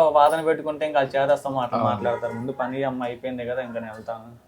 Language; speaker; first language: Telugu; native; Telugu